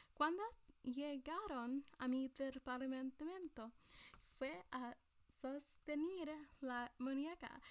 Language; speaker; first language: Spanish; non-native, learner; English